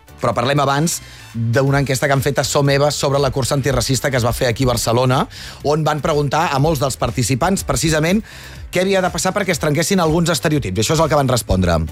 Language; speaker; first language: Catalan; native; Catalan